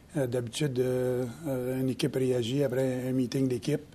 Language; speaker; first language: French; native; French